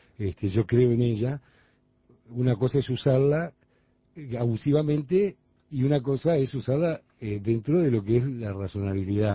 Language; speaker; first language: Spanish; native; Spanish